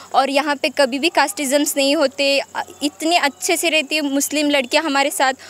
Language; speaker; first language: Hindi; non-native, local second language; Kannada